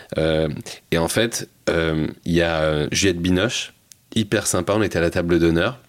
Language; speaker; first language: French; native; French